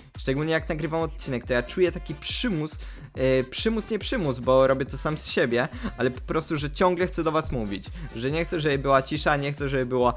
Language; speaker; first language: Polish; native; Polish